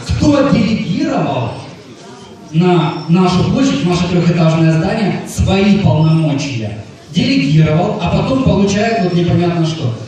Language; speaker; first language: Russian; native; Russian